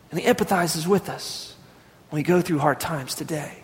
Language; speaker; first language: English; native; English